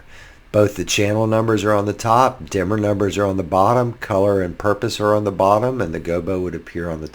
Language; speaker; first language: English; native; English